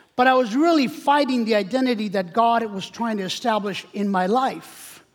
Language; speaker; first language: English; early bilingual, other home language; Spanish